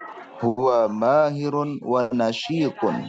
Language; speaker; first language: Arabic; non-native, learner; Indonesian